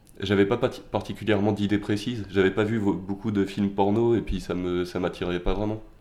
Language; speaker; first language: French; native; French